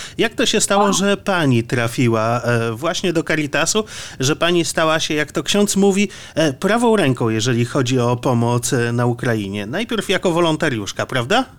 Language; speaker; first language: Polish; native; Polish